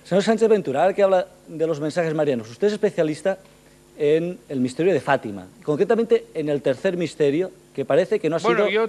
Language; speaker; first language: Spanish; non-native, local second language; Catalan